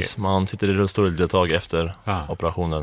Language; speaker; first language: Swedish; native; Swedish